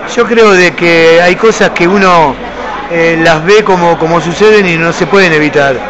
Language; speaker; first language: Spanish; native; Spanish